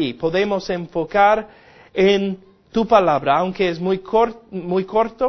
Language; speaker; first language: Spanish; non-native, fluent; English